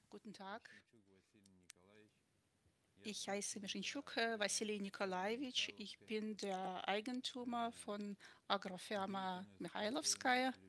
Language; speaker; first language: German; non-native, fluent; Russian